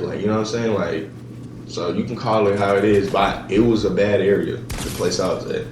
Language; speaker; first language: English; native; English